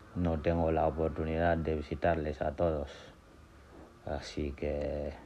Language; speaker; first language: Spanish; non-native, fluent; Wolof